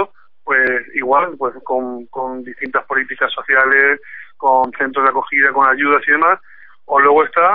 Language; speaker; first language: Spanish; native; Spanish